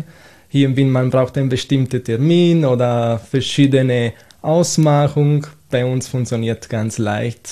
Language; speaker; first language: German; non-native, fluent; Italian